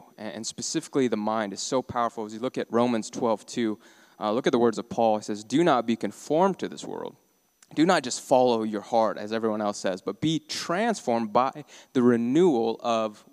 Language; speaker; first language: English; native; English